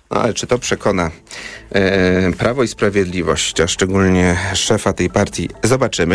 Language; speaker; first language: Polish; native; Polish